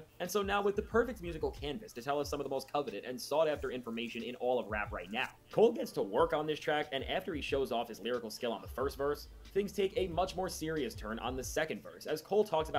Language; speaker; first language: English; native; English